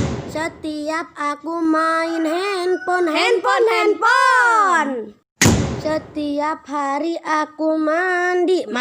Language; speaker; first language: Indonesian; non-native, local second language; Sundanese